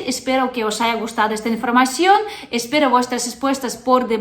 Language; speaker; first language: Spanish; non-native, fluent; Russian